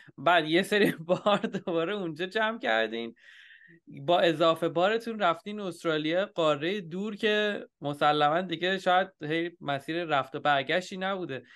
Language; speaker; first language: Persian; native; Persian